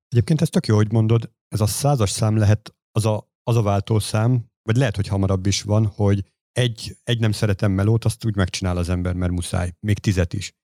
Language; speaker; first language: Hungarian; native; Hungarian